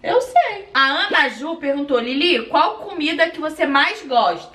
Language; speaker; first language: Portuguese; native; Portuguese